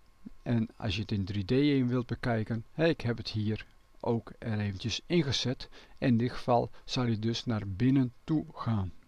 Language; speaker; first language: Dutch; native; Dutch